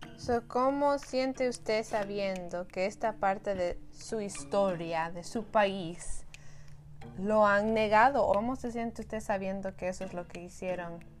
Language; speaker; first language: Spanish; early bilingual, heritage; Spanish